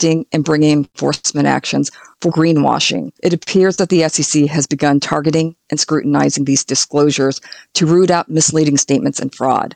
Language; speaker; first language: English; native; English